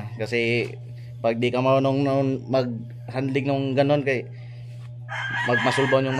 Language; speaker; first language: Filipino; non-native, local second language; Cebuano